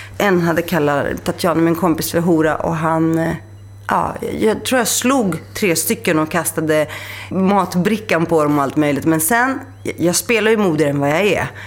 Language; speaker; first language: Swedish; early bilingual, other home language; Greek